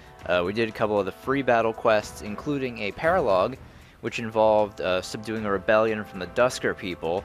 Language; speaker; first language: English; native; English